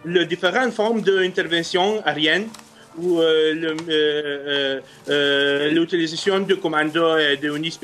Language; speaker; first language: French; non-native, fluent; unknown